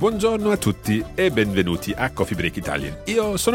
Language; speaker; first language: Italian; non-native, fluent; English